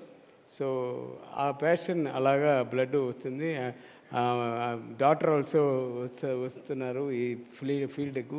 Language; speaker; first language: Telugu; non-native, learner; Tamil